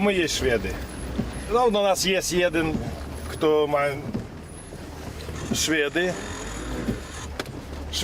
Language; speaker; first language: Polish; non-native, learner; Ukrainian